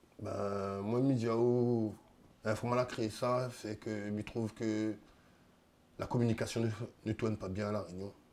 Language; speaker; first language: French; non-native, local second language; Réunion Creole French